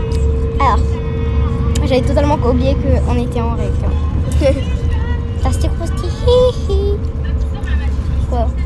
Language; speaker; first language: French; native; French